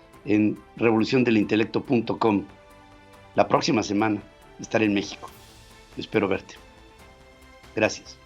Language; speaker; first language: Spanish; native; Spanish